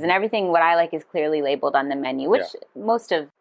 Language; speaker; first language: English; non-native, fluent; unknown